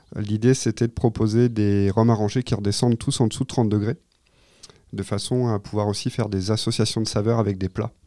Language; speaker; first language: French; native; French